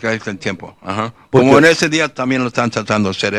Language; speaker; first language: Spanish; early bilingual, heritage; Spanish